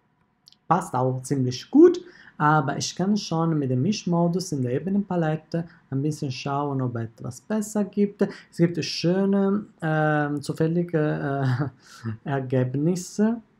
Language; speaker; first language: German; non-native, fluent; Italian